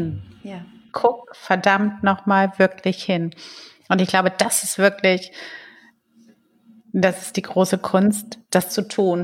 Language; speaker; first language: German; native; German